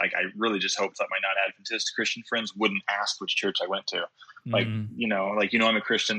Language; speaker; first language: English; native; English